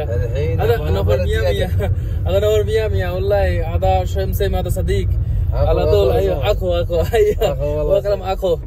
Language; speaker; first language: Arabic; non-native, learner; Bangla